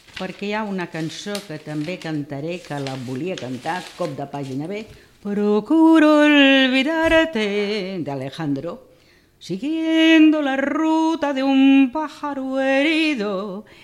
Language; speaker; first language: Catalan; non-native, local second language; Spanish